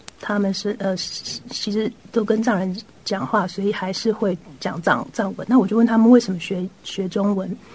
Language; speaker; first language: Chinese; native; Chinese